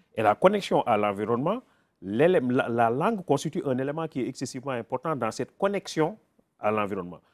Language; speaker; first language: French; non-native, local second language; Wolof